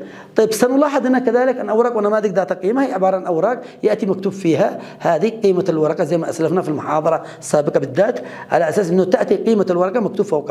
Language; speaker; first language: Arabic; native; Arabic